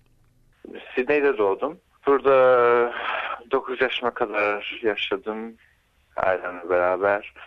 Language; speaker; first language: Turkish; early bilingual, heritage; Turkish